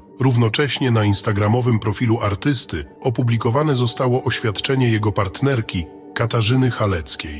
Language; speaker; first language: Polish; native; Polish